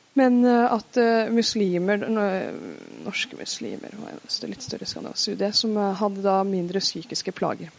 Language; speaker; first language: Norwegian; early bilingual, other home language; Persian